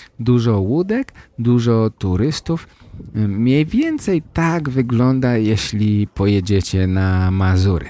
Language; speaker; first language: Polish; native; Polish